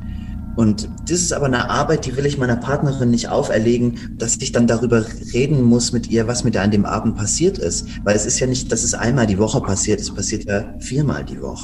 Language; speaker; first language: German; native; German